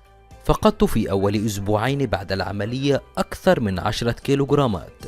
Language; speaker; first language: Arabic; native; Arabic